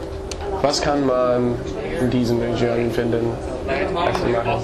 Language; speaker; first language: German; non-native, learner; English